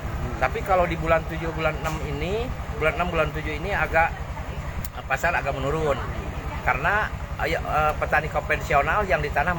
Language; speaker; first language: Indonesian; native; Indonesian